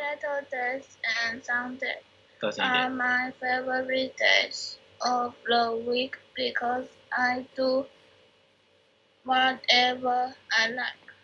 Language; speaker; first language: English; non-native, learner; Chinese